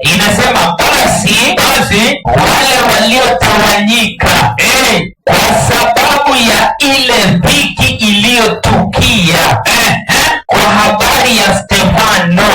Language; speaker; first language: Swahili; non-native, local second language; Luo (Kenya and Tanzania)